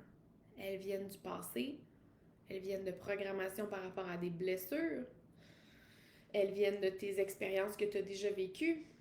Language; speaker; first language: French; native; French